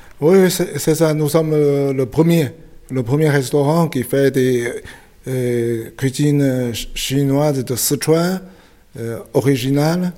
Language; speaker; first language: French; non-native, fluent; Chinese